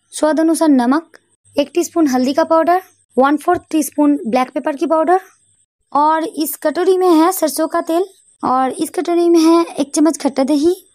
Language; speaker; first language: Hindi; non-native, local second language; Bangla